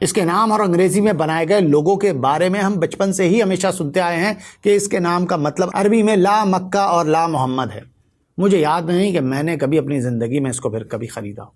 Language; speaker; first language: Urdu; native; Urdu